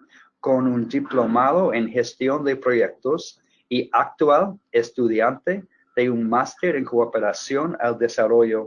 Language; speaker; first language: Spanish; non-native, fluent; English